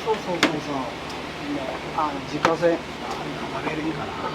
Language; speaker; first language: Japanese; native; Japanese